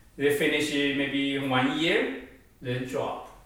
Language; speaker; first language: English; non-native, fluent; Chinese